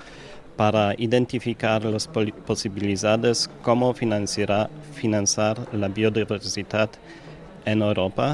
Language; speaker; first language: Spanish; non-native, learner; German